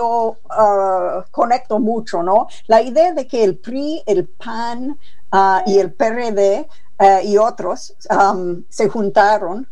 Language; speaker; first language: Spanish; non-native, fluent; English